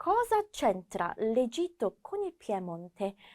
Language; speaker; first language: Italian; non-native, fluent; Korean